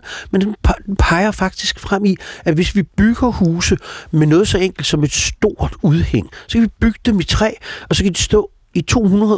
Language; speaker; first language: Danish; native; Danish